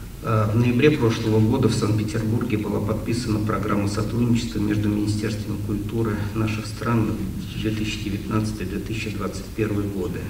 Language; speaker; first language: Russian; native; Russian